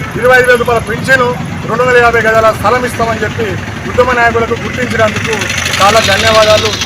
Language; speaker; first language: Telugu; non-native, local second language; Lambadi